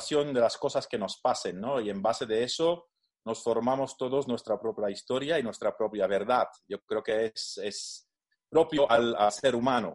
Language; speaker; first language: Spanish; non-native, fluent; Dutch